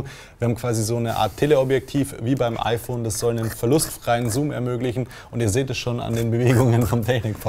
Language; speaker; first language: German; native; German